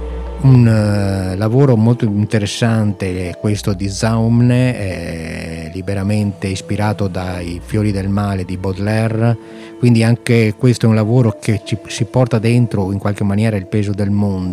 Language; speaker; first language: Italian; native; Italian